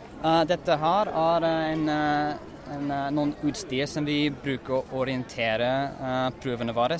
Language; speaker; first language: Norwegian; non-native, learner; English